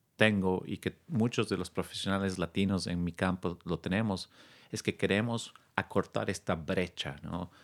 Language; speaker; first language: Spanish; native; Spanish